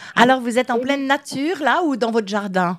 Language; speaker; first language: French; native; French